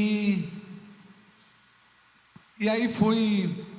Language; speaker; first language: Portuguese; non-native, local second language; Ticuna